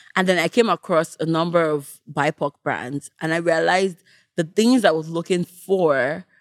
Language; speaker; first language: English; non-native, local second language; Yoruba